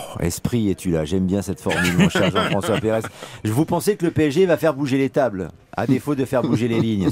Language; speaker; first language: French; native; French